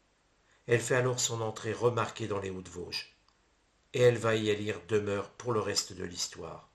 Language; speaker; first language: French; native; French